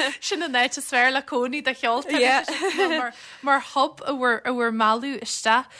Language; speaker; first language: Irish; native; Irish